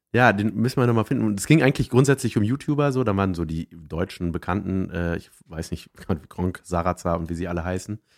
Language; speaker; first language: German; native; German